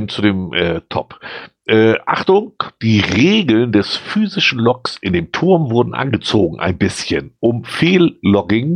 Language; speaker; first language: German; native; German